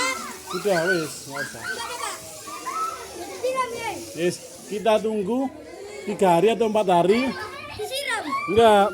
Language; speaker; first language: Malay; non-native, local second language; Javanese